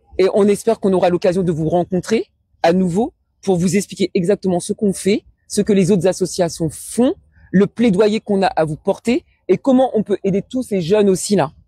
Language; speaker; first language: French; early bilingual, other home language; Wolof